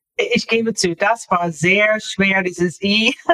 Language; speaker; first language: German; non-native, fluent; English